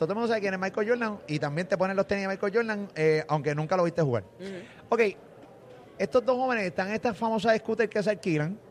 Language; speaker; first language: Spanish; native; Spanish